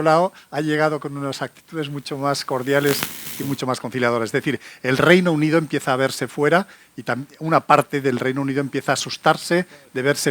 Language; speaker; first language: Spanish; native; Spanish